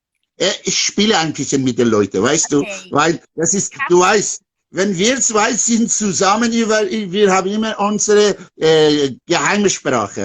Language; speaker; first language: German; non-native, fluent; Persian